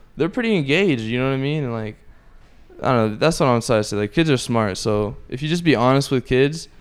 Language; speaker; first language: English; native; English